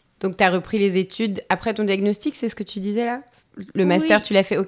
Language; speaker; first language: French; native; French